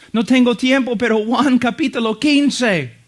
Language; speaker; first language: Spanish; non-native, fluent; English